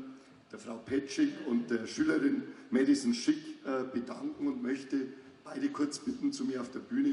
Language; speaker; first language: German; native; German